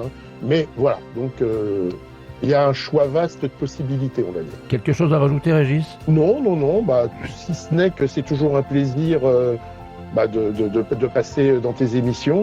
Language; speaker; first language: French; native; French